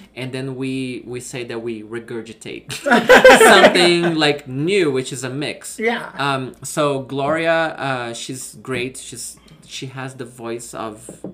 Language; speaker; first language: English; non-native, fluent; Portuguese